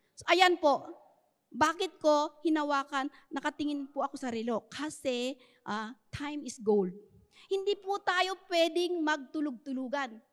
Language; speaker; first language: Filipino; native; Filipino